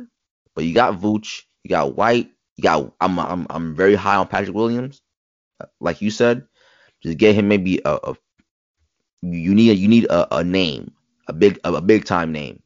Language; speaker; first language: English; native; English